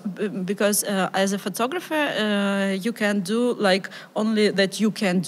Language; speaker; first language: English; non-native, learner; Ukrainian